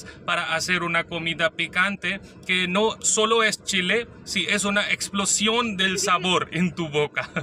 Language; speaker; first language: Spanish; non-native, learner; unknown